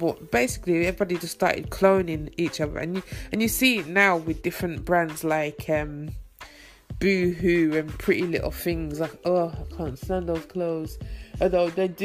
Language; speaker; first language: English; native; English